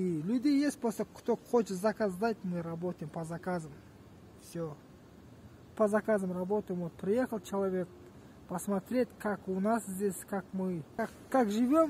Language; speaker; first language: Russian; non-native, local second language; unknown